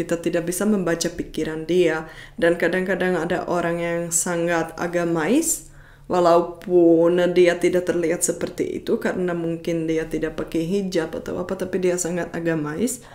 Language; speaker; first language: Indonesian; non-native, fluent; Czech